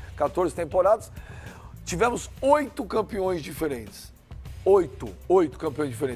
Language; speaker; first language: Portuguese; native; Portuguese